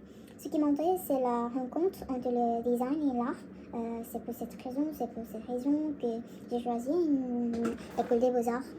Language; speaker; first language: French; non-native, learner; Korean